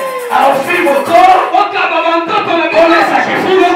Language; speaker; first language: French; non-native, local second language; Lingala